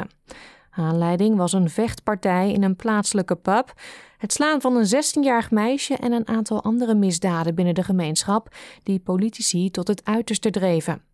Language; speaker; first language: Dutch; native; Dutch